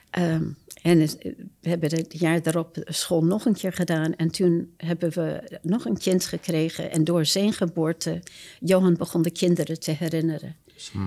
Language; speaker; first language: Dutch; non-native, fluent; English